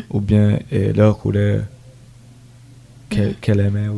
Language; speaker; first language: French; non-native, learner; Rundi